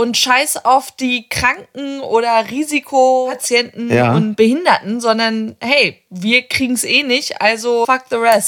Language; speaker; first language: German; native; German